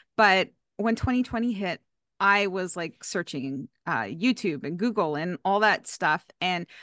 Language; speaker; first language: English; native; English